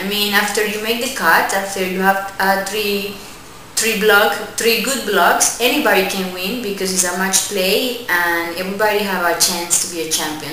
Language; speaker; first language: English; non-native, fluent; Spanish